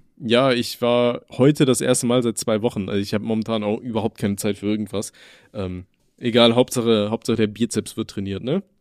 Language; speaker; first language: German; native; German